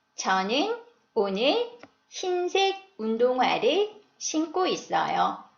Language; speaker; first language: Korean; native; Korean